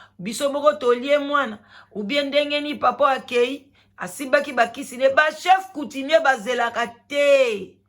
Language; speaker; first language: Lingala; native; Lingala